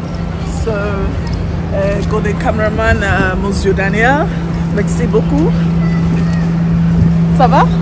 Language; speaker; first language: French; non-native, learner; English